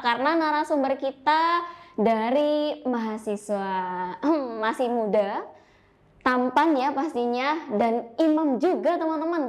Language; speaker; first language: Indonesian; native; Indonesian